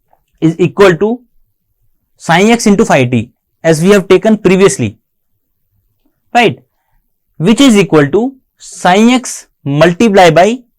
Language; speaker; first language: English; non-native, local second language; Hindi